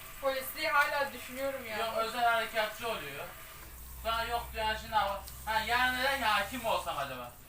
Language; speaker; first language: Turkish; native; Turkish